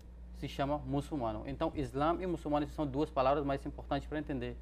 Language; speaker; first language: Portuguese; non-native, fluent; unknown